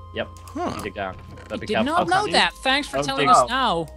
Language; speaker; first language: English; native; English